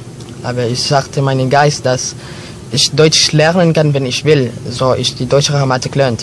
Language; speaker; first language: German; non-native, learner; Filipino